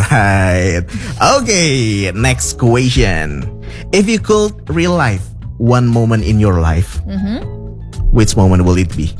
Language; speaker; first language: English; non-native, local second language; Indonesian